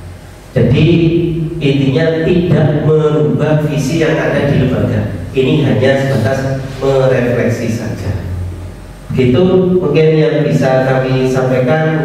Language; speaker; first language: Indonesian; native; Indonesian